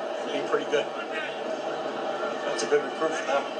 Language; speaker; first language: English; native; English